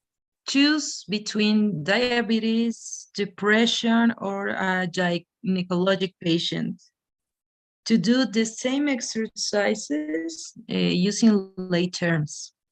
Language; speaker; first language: English; non-native, fluent; Spanish